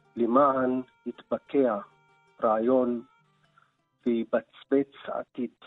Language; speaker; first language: Hebrew; non-native, local second language; Arabic